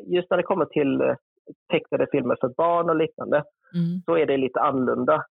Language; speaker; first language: Swedish; early bilingual, other home language; Vietnamese